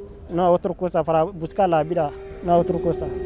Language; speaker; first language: Spanish; non-native, learner; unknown